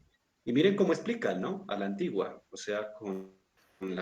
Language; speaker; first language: Spanish; native; Spanish